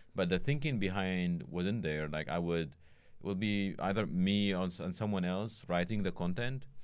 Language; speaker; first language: English; non-native, fluent; Arabic